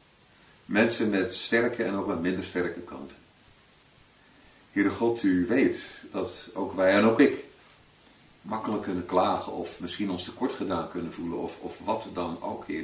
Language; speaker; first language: Dutch; native; Dutch